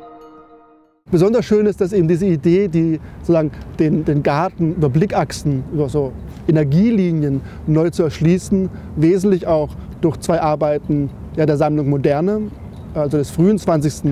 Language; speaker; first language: German; native; German